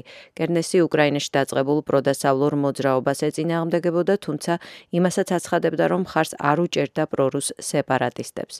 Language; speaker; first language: Georgian; native; Georgian